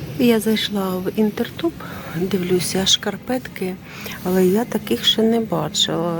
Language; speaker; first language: Ukrainian; native; Ukrainian